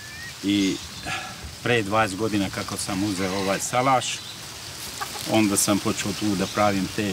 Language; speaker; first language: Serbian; non-native, local second language; Hungarian